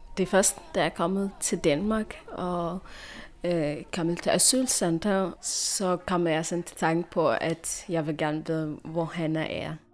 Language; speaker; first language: Danish; non-native, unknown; Tigrinya